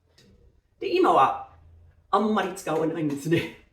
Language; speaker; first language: Japanese; non-native, fluent; English